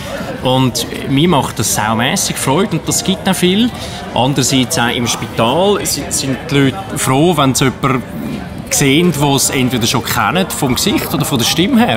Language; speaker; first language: German; native; German